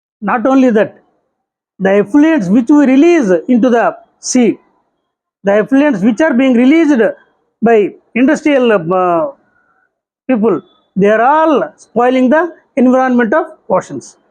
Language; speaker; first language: English; non-native, local second language; Telugu